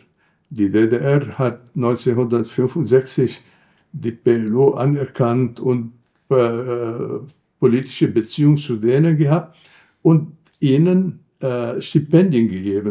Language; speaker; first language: German; non-native, fluent; Arabic